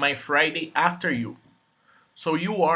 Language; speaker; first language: English; non-native, fluent; Portuguese